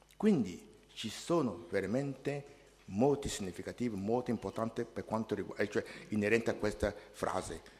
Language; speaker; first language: Italian; non-native, fluent; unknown